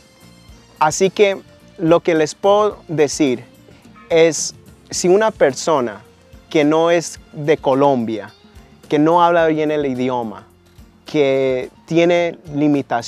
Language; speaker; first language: Spanish; early bilingual, heritage; Spanish